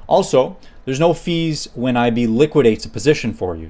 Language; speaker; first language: English; native; English